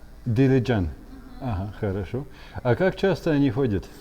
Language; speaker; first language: Russian; non-native, fluent; Latvian